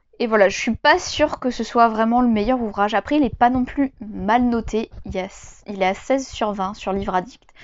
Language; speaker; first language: French; native; French